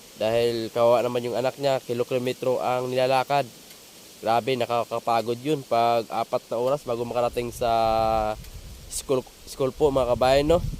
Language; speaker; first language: Filipino; non-native, local second language; Hiligaynon